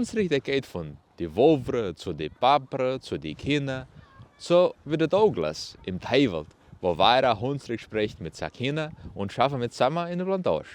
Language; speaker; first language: German; early bilingual, heritage; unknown